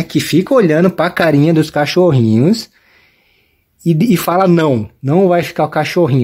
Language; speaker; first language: Portuguese; native; Portuguese